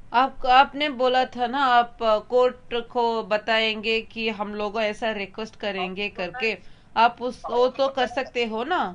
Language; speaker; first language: Hindi; non-native, local second language; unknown